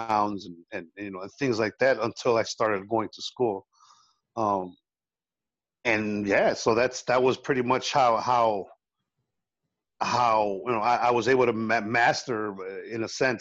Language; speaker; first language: English; early bilingual, other home language; Spanish